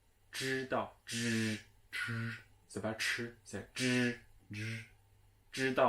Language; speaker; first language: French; non-native, local second language; Chinese